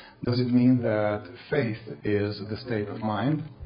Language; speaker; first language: English; non-native, fluent; Latvian